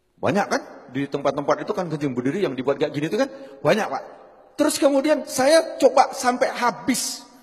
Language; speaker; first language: Indonesian; native; Indonesian